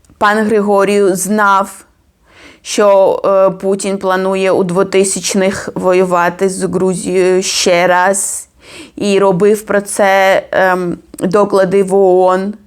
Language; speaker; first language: Ukrainian; non-native, fluent; Georgian